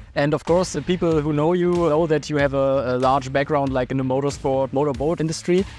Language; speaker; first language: English; non-native, fluent; German